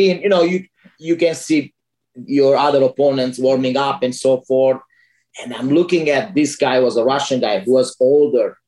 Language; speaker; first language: English; non-native, fluent; Romanian